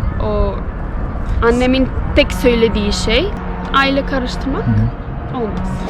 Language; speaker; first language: Turkish; early bilingual, other home language; Bosnian